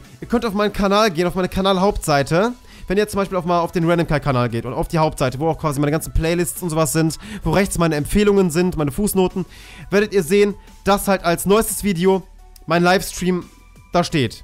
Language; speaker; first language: German; native; German